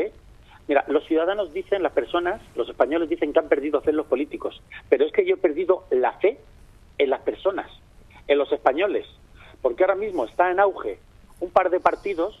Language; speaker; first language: Spanish; native; Spanish